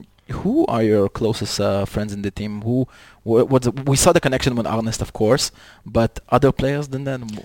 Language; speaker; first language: English; non-native, fluent; Hebrew